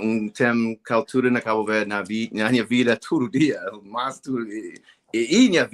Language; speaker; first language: Portuguese; non-native, learner; English